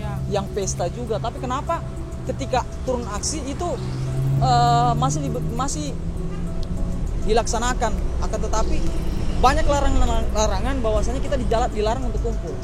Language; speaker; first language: Indonesian; native; Indonesian